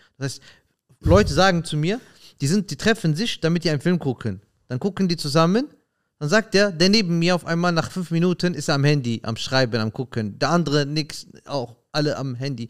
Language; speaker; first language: German; early bilingual, other home language; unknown